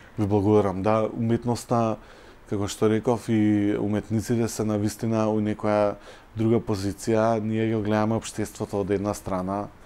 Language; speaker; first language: Macedonian; native; Macedonian